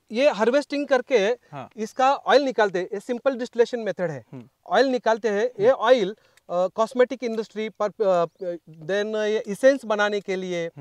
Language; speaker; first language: Hindi; non-native, local second language; Marathi